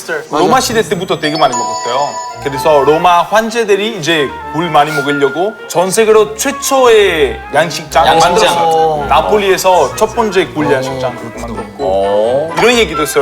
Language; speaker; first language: Korean; non-native, fluent; Italian